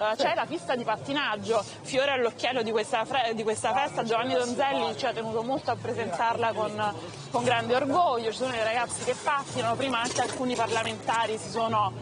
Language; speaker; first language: Italian; native; Italian